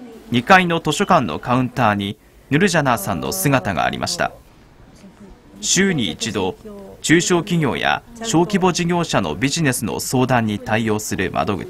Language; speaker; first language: Japanese; native; Japanese